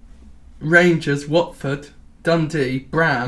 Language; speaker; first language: English; native; English